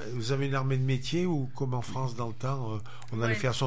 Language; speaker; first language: French; native; French